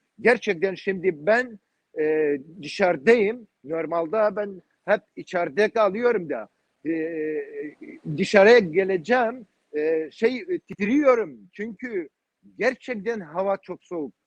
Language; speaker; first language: Turkish; non-native, learner; Kurdish